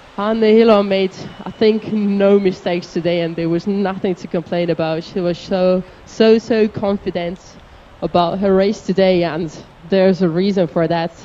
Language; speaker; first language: English; non-native, fluent; Estonian